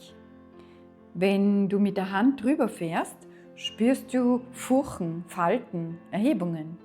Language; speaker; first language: German; native; German